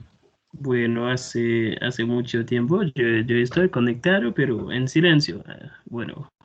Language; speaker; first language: Spanish; non-native, fluent; Haitian Creole